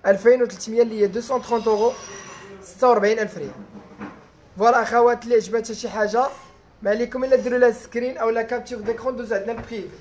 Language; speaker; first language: Arabic; native; Arabic